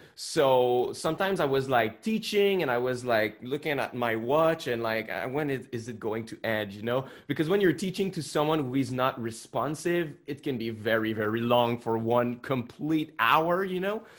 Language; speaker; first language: English; non-native, fluent; French